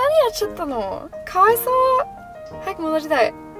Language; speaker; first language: Japanese; non-native, fluent; English